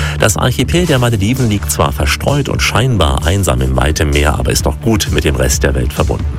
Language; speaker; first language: German; native; German